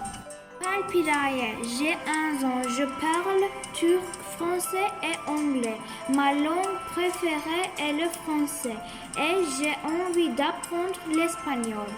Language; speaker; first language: French; non-native, local second language; Turkish